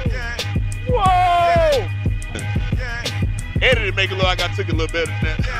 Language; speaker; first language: English; native; English